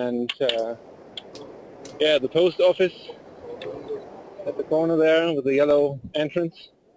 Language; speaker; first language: English; non-native, fluent; German